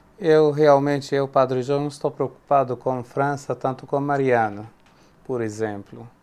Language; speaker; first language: Portuguese; non-native, fluent; Arabic